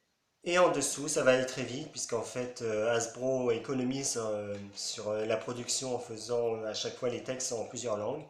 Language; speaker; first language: French; native; French